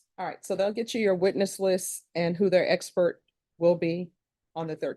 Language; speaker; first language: English; native; English